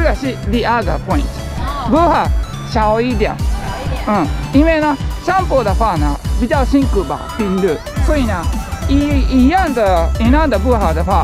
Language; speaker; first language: Chinese; non-native, learner; Japanese